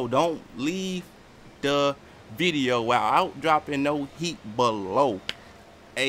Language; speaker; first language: English; native; English